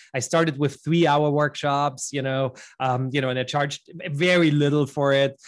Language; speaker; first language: English; non-native, fluent; German